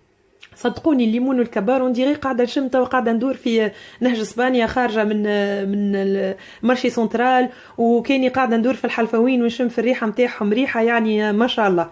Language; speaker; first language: Arabic; native; Arabic